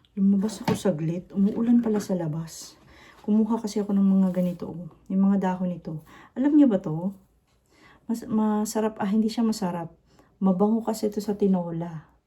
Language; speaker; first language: Filipino; non-native, local second language; Cebuano